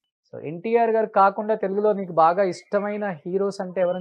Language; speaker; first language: Telugu; native; Telugu